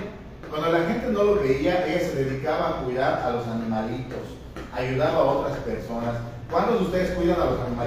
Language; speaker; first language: Spanish; native; Spanish